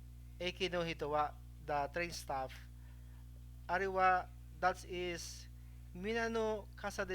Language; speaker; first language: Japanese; non-native, fluent; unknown